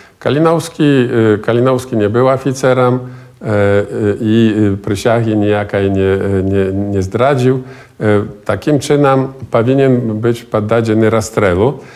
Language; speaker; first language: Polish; non-native, local second language; Belarusian